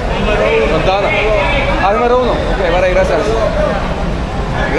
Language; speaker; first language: Spanish; non-native, learner; French